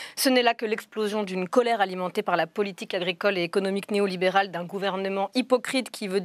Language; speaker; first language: French; native; French